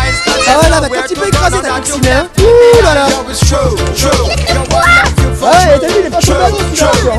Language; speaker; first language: French; native; French